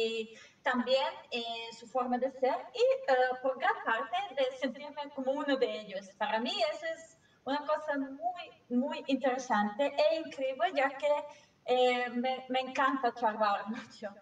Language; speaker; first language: Spanish; non-native, fluent; Serbian